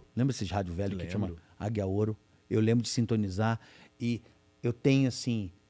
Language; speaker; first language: Portuguese; native; Portuguese